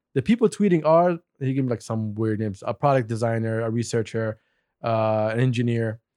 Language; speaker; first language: English; non-native, fluent; Arabic